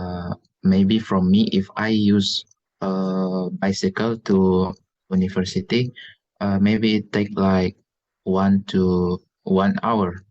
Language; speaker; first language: English; non-native, learner; Indonesian